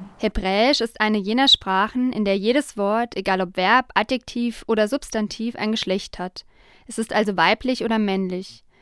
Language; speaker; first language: German; native; German